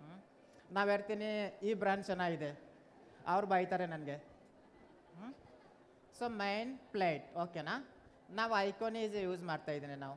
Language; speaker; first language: Kannada; non-native, learner; Bangla